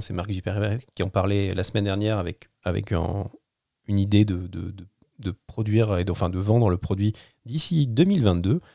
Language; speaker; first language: French; native; French